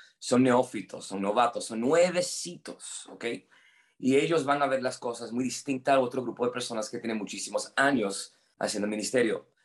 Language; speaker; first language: Spanish; non-native, fluent; English